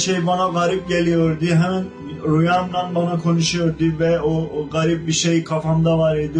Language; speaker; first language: Turkish; non-native, local second language; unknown